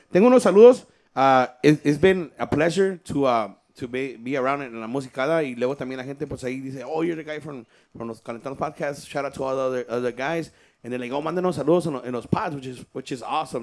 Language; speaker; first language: Spanish; early bilingual, heritage; Spanish